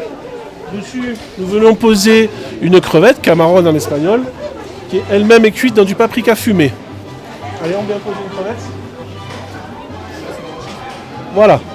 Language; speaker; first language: French; native; French